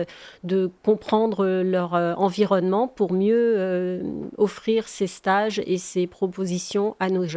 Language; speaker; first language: French; native; French